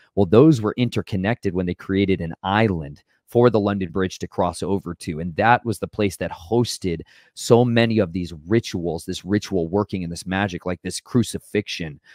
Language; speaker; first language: English; native; English